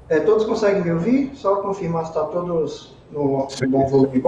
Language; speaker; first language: Portuguese; native; Portuguese